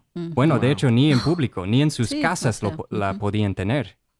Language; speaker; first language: Spanish; non-native, fluent; English